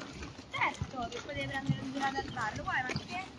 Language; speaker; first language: Italian; native; Italian